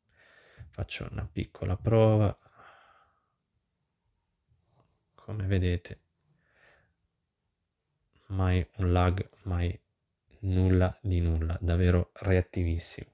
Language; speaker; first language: Italian; native; Italian